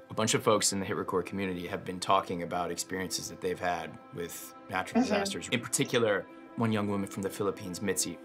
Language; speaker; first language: English; native; English